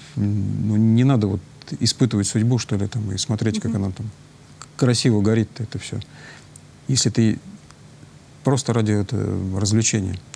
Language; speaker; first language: Russian; native; Russian